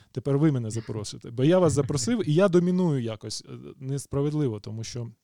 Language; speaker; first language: Ukrainian; native; Ukrainian